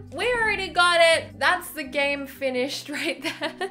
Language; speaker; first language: English; native; English